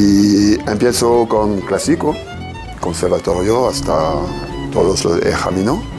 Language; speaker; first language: Spanish; non-native, learner; French